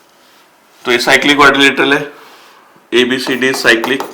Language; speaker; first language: Hindi; native; Hindi